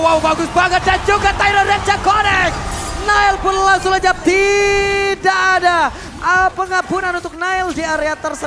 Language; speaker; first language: Indonesian; native; Indonesian